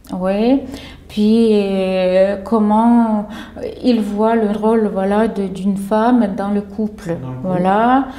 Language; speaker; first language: French; non-native, fluent; Ukrainian